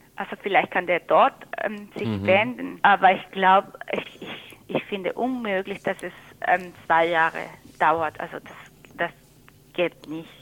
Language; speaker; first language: German; non-native, fluent; Spanish